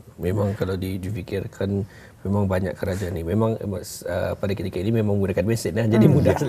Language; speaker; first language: Malay; native; Malay